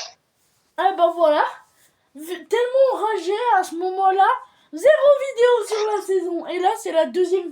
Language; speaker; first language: French; native; French